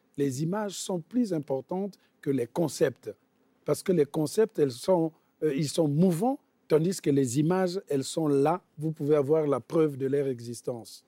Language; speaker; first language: French; non-native, local second language; Bembe